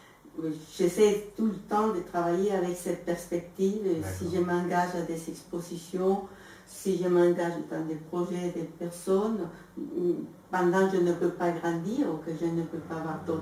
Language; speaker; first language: French; non-native, fluent; Spanish